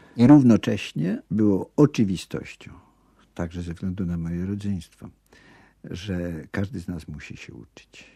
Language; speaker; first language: Polish; native; Polish